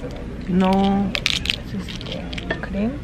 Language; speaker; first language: English; non-native, learner; Spanish